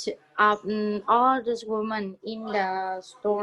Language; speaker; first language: English; non-native, learner; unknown